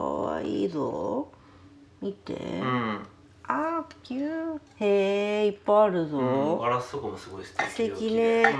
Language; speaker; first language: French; non-native, learner; Japanese